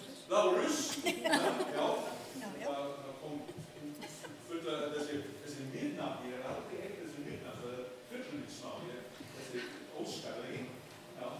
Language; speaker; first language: Icelandic; non-native, fluent; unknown